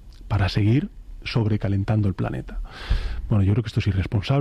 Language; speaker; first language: Spanish; native; Spanish